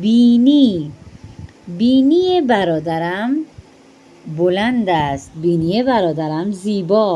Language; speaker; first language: Persian; non-native, fluent; Urdu